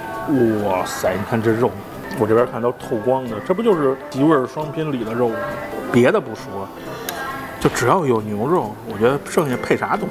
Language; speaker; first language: Chinese; native; Chinese